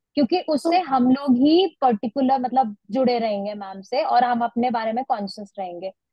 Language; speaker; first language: Hindi; native; Hindi